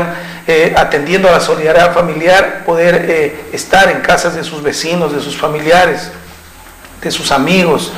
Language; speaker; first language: Spanish; native; Spanish